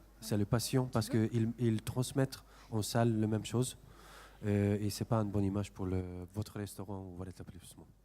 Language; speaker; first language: French; non-native, fluent; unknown